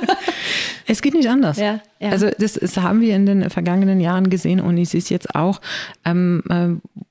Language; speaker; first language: German; non-native, fluent; Arabic